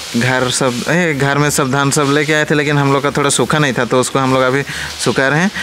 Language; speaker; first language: Hindi; non-native, local second language; Sadri